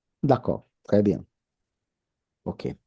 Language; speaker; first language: French; non-native, fluent; Portuguese